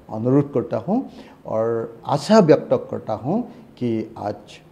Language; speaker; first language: Hindi; non-native, local second language; Assamese